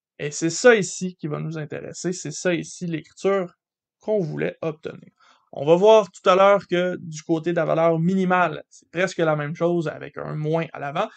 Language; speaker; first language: French; native; French